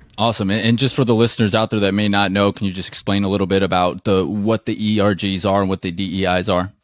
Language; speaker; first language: English; native; English